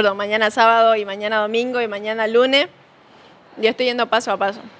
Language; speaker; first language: Spanish; native; Spanish